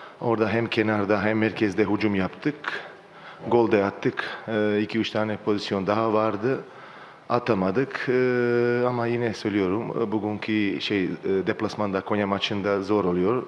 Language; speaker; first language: Turkish; non-native, learner; Croatian